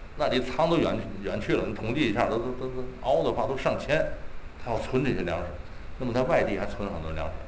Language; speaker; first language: Chinese; native; Chinese